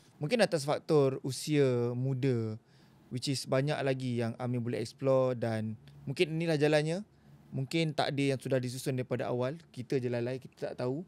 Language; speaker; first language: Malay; native; Malay